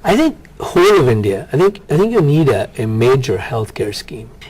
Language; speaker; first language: English; non-native, local second language; Punjabi